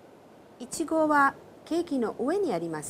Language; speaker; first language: Japanese; non-native, fluent; Hindi